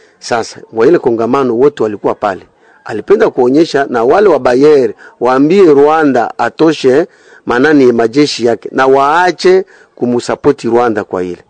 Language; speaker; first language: Swahili; native; Swahili